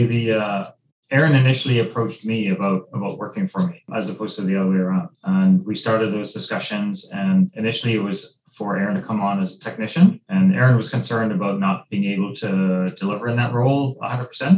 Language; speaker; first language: English; native; English